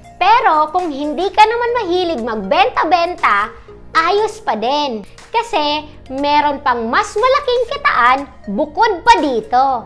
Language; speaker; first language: Filipino; non-native, local second language; Bikol